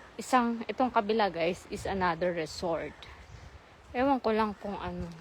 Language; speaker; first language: Filipino; non-native, local second language; Iloko